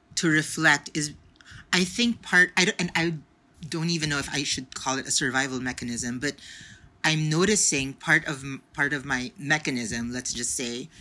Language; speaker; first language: English; non-native, local second language; Filipino